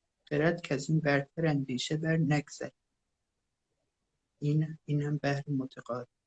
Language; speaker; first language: Persian; native; Persian